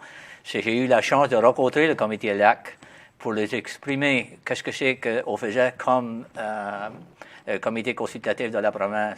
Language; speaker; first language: French; native; French